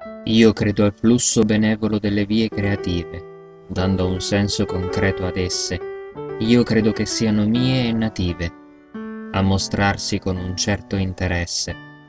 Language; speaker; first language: Italian; native; Italian